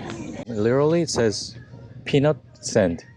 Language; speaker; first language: English; non-native, fluent; Korean